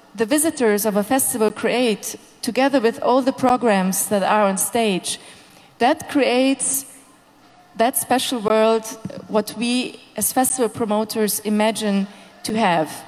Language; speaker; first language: English; non-native, fluent; Hungarian